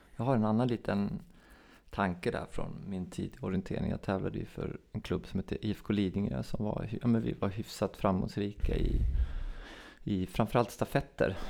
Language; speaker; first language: Swedish; native; Swedish